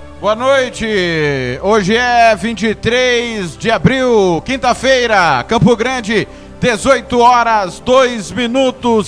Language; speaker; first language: Portuguese; native; Portuguese